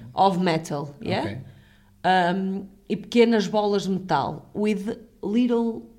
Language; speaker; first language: English; non-native, fluent; Portuguese